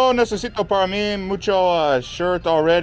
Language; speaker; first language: Spanish; non-native, learner; English